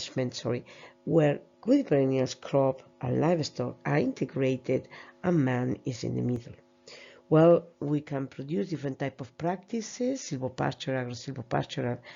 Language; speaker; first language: English; non-native, fluent; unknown